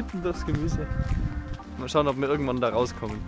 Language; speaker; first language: German; native; German